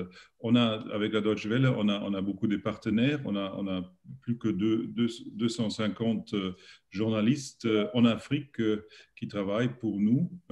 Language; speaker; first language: French; non-native, learner; German